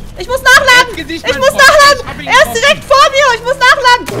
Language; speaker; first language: German; native; German